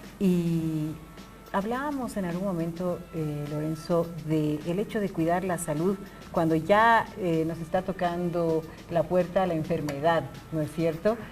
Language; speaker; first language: Spanish; native; Spanish